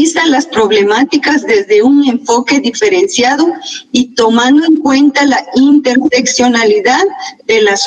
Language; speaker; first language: Spanish; native; Spanish